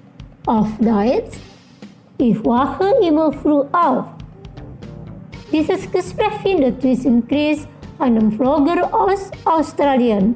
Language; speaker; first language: German; non-native, fluent; Indonesian